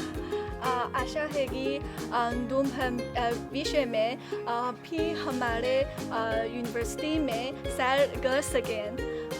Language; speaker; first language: Hindi; non-native, learner; Chinese